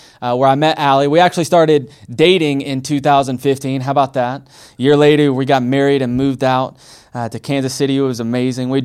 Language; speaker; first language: English; native; English